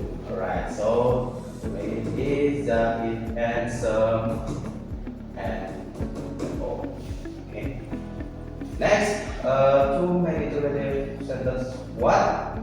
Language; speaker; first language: English; non-native, learner; Indonesian